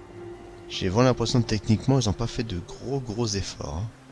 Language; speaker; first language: French; native; French